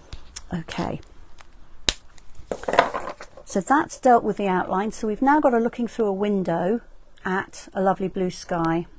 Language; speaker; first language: English; native; English